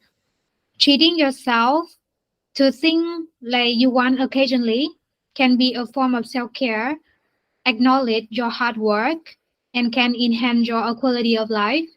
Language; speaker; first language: English; non-native, learner; Vietnamese